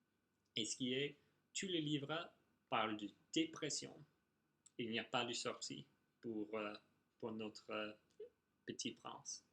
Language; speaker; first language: French; non-native, fluent; English